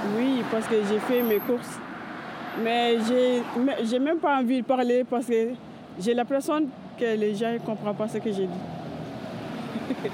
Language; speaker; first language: French; non-native, learner; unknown